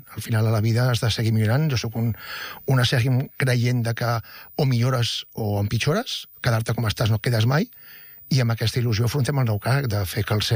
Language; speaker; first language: Catalan; native; Catalan